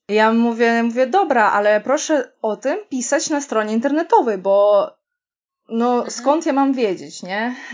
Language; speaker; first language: Polish; non-native, fluent; Russian